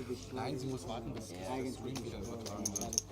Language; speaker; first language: German; native; German